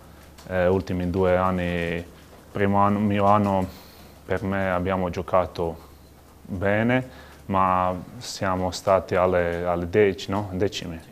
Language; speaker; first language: Italian; non-native, learner; Croatian